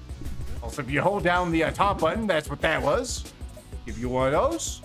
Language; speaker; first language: English; native; English